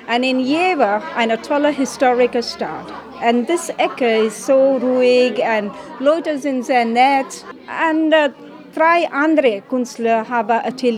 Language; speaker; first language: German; non-native, learner; English